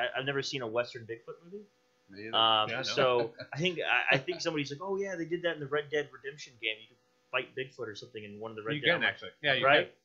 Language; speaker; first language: English; native; English